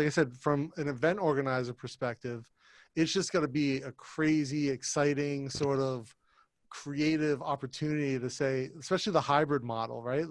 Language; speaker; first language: English; native; English